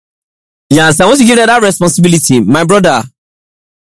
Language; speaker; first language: English; non-native, local second language; Yoruba